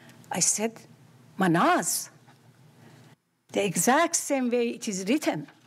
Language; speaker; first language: English; non-native, fluent; Persian